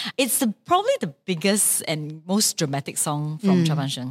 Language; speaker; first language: English; non-native, local second language; Chinese